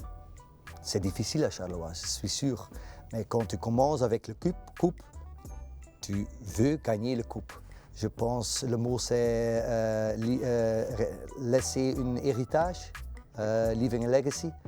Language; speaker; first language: French; non-native, local second language; Dutch